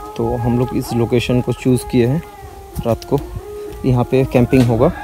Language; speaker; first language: Hindi; non-native, local second language; Bangla